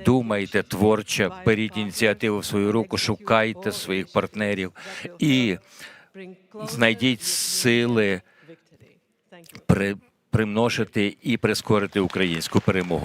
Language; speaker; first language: Ukrainian; non-native, fluent; Latvian